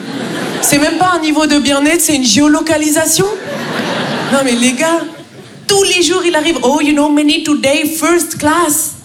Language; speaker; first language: French; native; French